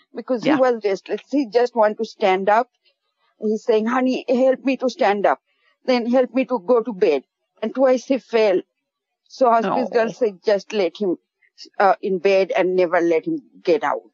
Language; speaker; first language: English; non-native, local second language; Bangla